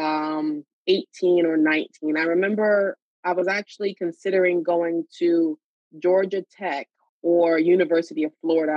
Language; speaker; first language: English; native; English